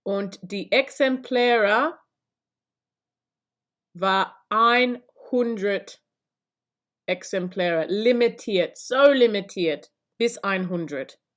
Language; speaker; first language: German; non-native, learner; English